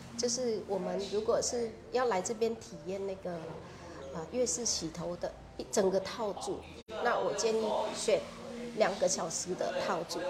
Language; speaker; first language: Chinese; non-native, fluent; Vietnamese